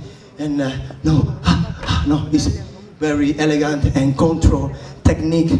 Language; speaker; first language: English; non-native, learner; Spanish